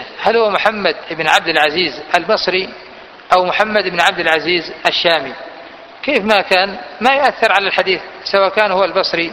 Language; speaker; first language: Arabic; native; Arabic